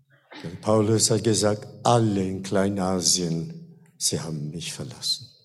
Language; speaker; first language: German; non-native, fluent; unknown